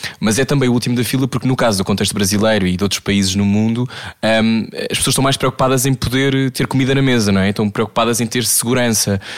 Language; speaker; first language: Portuguese; native; Portuguese